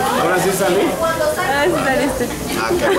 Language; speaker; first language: Spanish; native; Spanish